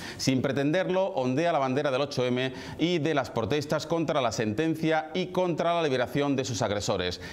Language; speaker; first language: Spanish; native; Spanish